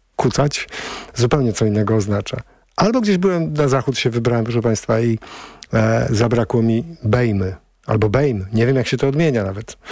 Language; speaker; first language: Polish; native; Polish